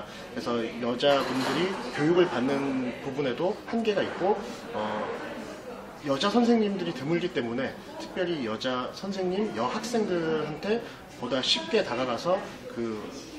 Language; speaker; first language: Korean; native; Korean